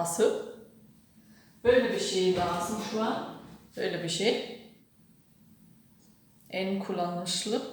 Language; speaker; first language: Turkish; non-native, learner; German